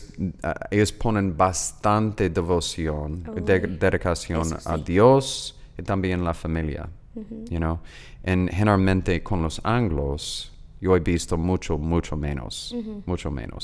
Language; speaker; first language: Spanish; non-native, learner; English